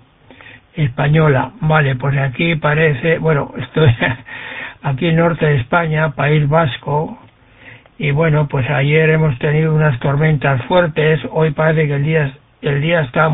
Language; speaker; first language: Spanish; native; Spanish